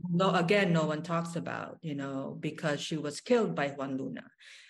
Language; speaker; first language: English; non-native, local second language; Waray